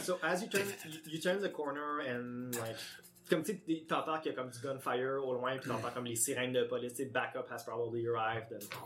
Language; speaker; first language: French; native; French